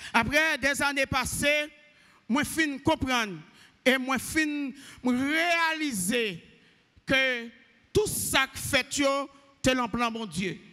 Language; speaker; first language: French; non-native, local second language; Haitian Creole